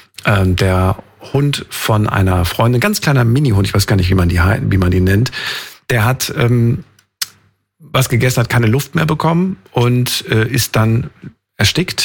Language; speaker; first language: German; native; German